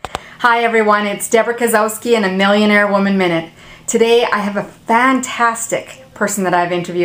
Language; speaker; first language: English; native; English